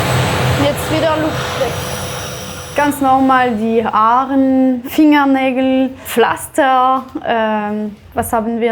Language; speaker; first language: German; non-native, fluent; French